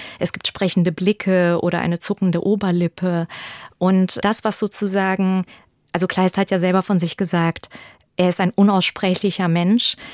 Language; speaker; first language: German; early bilingual, other home language; Albanian